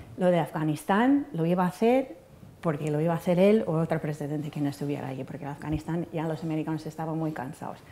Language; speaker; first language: Spanish; non-native, fluent; English